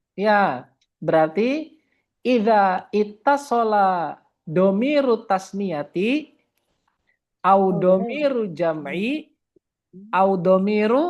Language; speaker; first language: Arabic; non-native, fluent; Indonesian